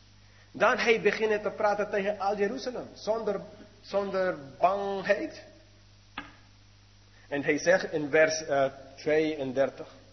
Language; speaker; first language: Dutch; non-native, fluent; English